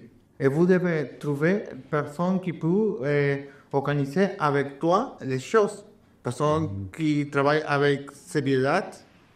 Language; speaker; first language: French; non-native, learner; Spanish